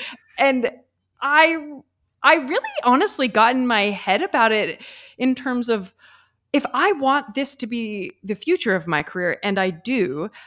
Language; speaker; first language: English; native; English